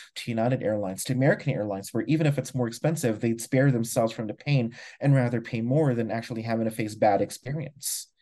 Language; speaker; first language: English; non-native, local second language; Filipino